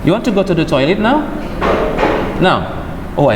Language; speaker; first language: English; non-native, fluent; Indonesian